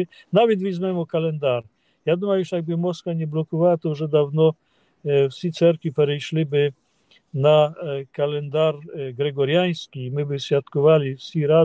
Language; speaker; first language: Ukrainian; non-native, fluent; Polish